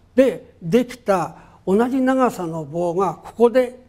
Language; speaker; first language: Japanese; native; Japanese